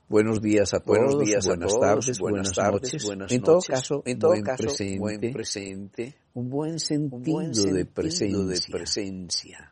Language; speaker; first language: Spanish; native; Spanish